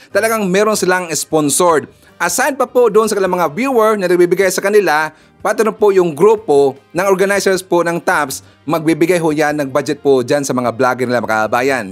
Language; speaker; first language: Filipino; non-native, local second language; Cebuano